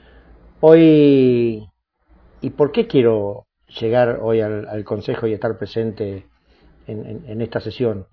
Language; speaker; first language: Spanish; native; Spanish